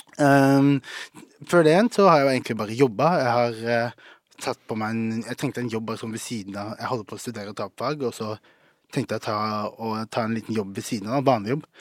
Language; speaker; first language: Norwegian; native; Norwegian